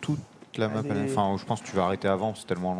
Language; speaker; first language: French; native; French